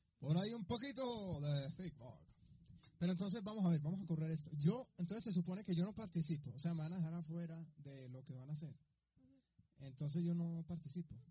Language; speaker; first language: Spanish; native; Spanish